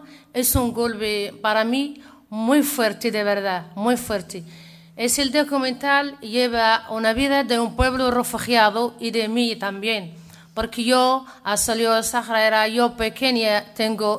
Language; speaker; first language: Spanish; non-native, learner; Arabic